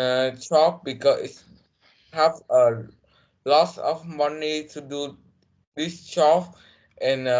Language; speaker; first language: English; non-native, learner; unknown